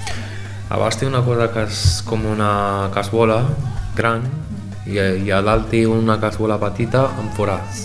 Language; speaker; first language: Catalan; non-native, learner; Arabic